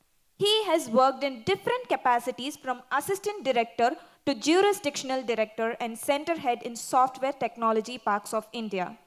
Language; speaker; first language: English; non-native, local second language; Tamil